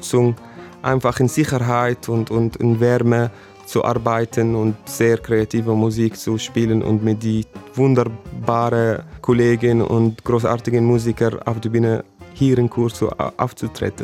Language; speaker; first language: German; non-native, fluent; Arabic